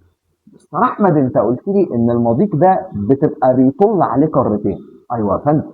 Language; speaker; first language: Arabic; native; Arabic